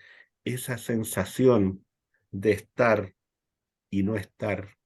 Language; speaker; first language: Spanish; native; Spanish